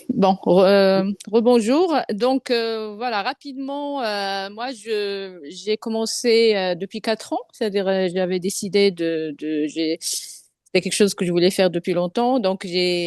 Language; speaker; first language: French; non-native, local second language; Arabic